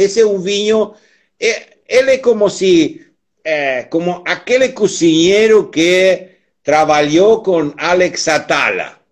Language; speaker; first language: Portuguese; non-native, learner; Spanish